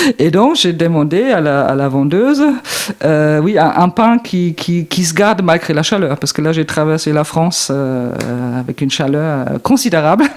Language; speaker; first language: French; non-native, fluent; German